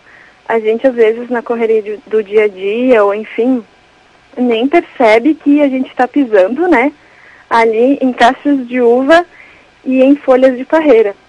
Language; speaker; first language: Portuguese; native; Portuguese